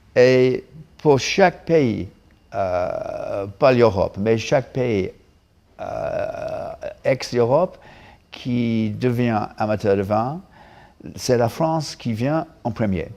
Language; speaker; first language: French; non-native, fluent; English